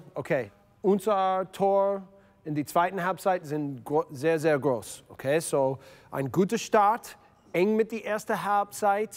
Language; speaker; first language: German; non-native, learner; English